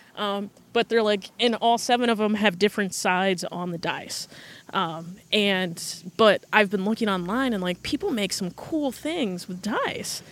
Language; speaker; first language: English; native; English